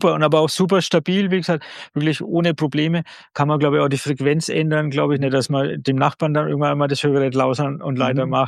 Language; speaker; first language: German; native; German